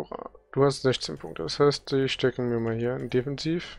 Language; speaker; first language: German; native; German